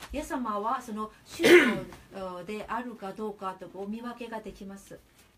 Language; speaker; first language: Japanese; non-native, fluent; Burmese